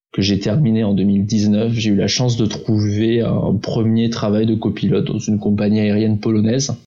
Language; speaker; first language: French; early bilingual, heritage; Czech